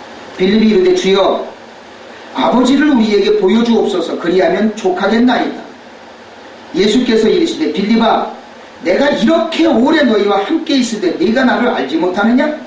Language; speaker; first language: Korean; native; Korean